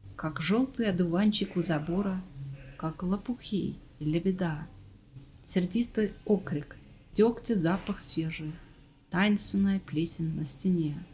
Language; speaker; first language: Russian; non-native, fluent; English